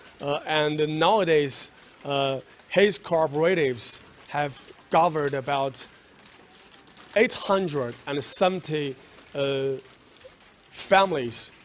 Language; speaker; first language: English; non-native, fluent; Chinese